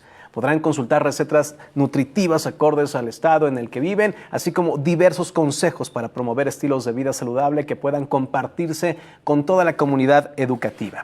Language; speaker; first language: Spanish; native; Spanish